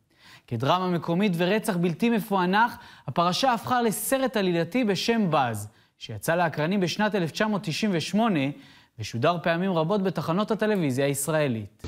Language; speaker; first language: Hebrew; native; Hebrew